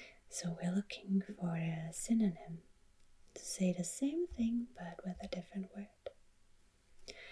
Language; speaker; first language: English; non-native, fluent; German